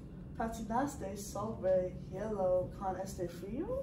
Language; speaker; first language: Spanish; non-native, learner; English